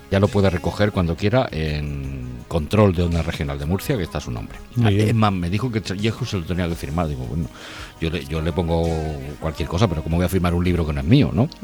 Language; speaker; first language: Spanish; native; Spanish